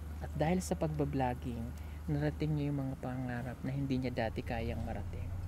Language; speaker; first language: Filipino; native; Filipino